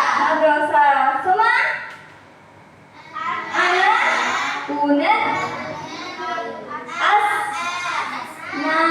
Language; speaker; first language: Arabic; non-native, fluent; Indonesian